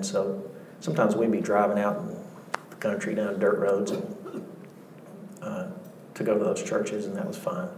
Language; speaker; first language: English; native; English